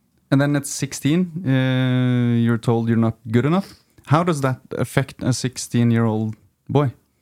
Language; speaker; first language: English; non-native, fluent; Norwegian